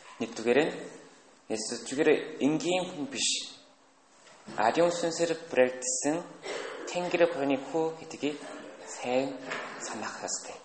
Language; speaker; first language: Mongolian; non-native, fluent; Korean